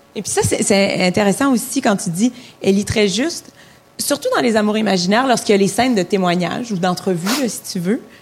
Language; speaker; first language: French; native; French